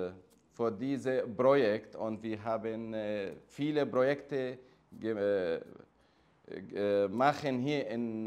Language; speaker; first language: German; non-native, learner; Arabic